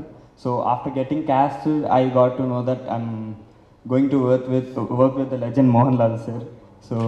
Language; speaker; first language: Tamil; non-native, learner; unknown